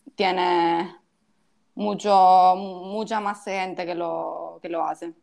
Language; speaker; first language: Spanish; non-native, learner; Italian